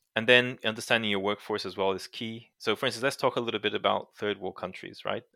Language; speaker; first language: English; non-native, fluent; Portuguese